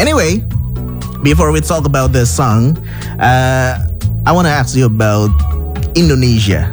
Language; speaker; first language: English; non-native, learner; Indonesian